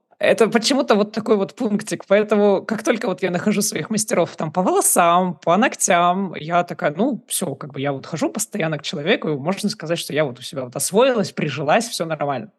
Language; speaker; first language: Russian; native; Russian